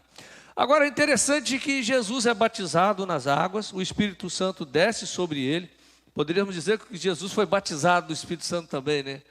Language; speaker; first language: Portuguese; native; Portuguese